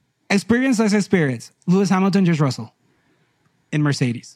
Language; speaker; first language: English; native; English